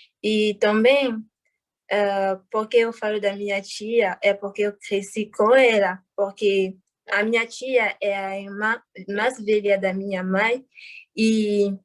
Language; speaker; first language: Portuguese; non-native, fluent; French